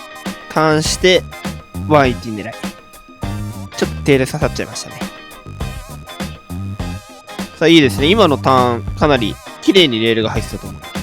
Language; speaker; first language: Japanese; native; Japanese